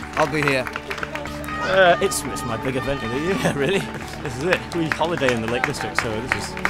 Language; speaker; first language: English; native; English